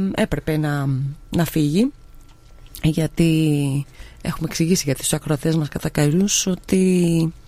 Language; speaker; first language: Greek; native; Greek